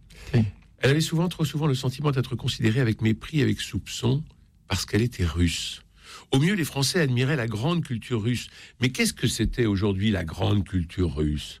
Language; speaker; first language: French; native; French